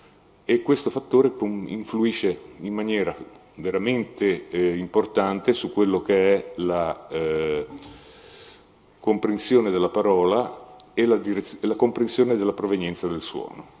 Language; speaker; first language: Italian; native; Italian